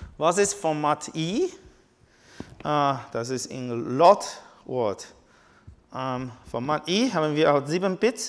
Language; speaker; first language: German; non-native, learner; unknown